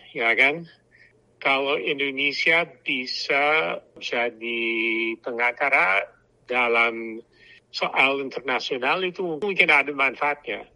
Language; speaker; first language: Indonesian; non-native, fluent; English